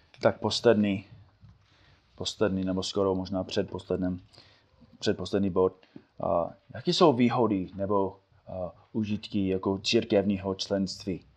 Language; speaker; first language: Czech; non-native, fluent; English